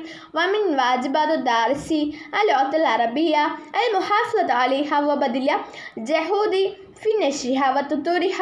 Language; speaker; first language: Arabic; non-native, learner; Malayalam